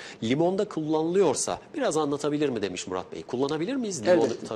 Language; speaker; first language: Turkish; native; Turkish